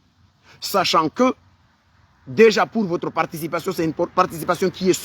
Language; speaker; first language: French; non-native, local second language; Comorian